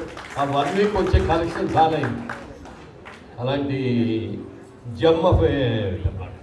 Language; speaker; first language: Telugu; native; Telugu